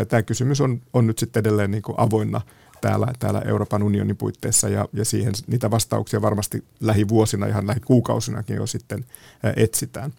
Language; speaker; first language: Finnish; native; Finnish